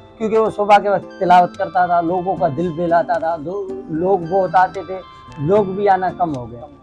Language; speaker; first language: Urdu; non-native, local second language; Sindhi